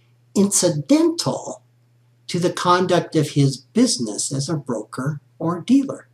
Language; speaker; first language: English; native; English